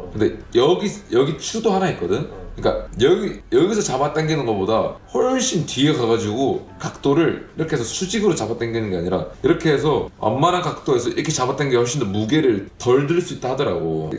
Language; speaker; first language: Korean; non-native, fluent; Mongolian